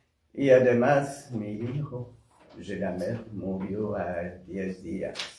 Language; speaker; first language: Spanish; non-native, fluent; French